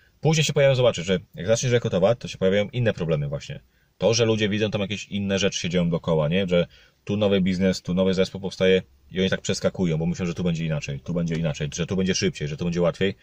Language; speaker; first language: Polish; native; Polish